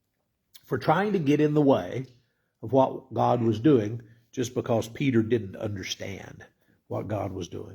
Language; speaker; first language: English; native; English